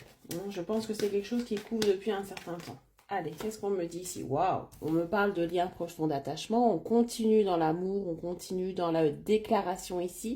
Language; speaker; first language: French; native; French